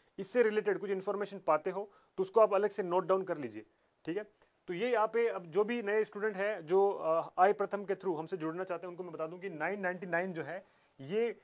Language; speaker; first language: Hindi; native; Hindi